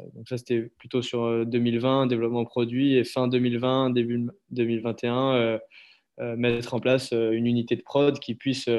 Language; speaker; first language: French; native; French